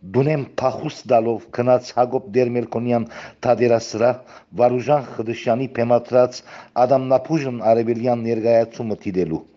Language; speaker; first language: Armenian; early bilingual, heritage; Armenian